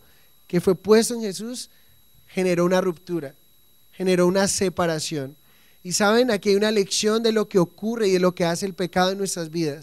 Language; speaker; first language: Spanish; native; Spanish